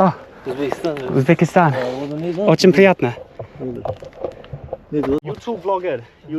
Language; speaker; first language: Russian; non-native, learner; English